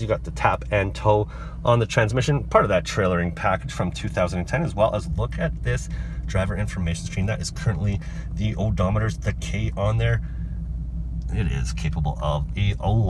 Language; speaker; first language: English; native; English